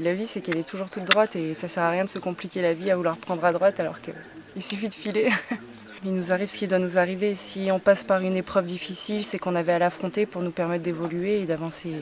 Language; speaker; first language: French; native; French